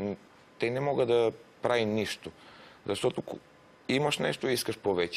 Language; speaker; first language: Bulgarian; non-native, learner; Romanian